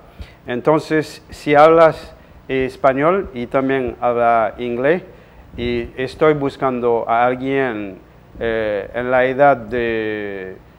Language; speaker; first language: Spanish; non-native, fluent; Haitian Creole